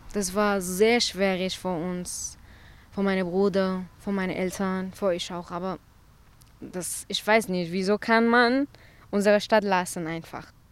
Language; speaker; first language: German; non-native, learner; Central Kurdish